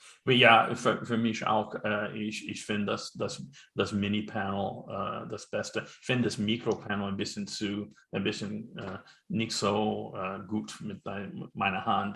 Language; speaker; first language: German; non-native, learner; English